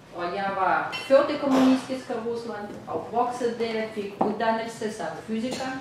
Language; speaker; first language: Danish; non-native, fluent; Russian